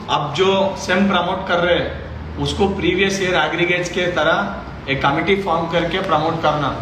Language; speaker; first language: Hindi; non-native, local second language; Telugu